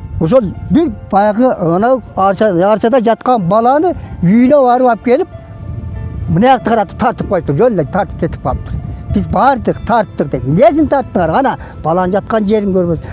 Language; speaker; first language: Kyrgyz; native; Kyrgyz